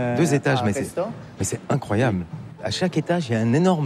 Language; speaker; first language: French; native; French